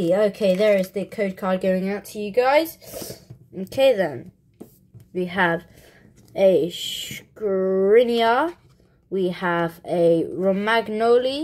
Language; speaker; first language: English; native; English